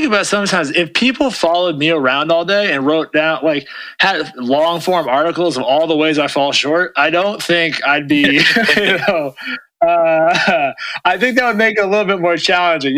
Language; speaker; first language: English; native; English